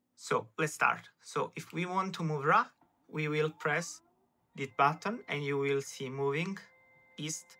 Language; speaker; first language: English; non-native, fluent; Italian